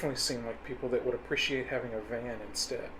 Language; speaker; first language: English; native; English